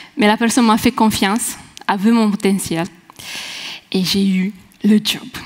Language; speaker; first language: French; non-native, fluent; Romanian